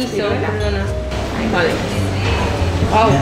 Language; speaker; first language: Spanish; non-native, learner; English